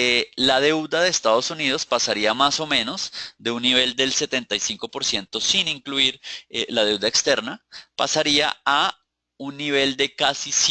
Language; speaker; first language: Spanish; native; Spanish